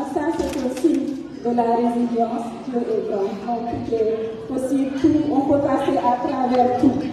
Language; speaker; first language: French; non-native, local second language; Fula